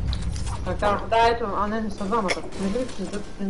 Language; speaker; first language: Bulgarian; native; Bulgarian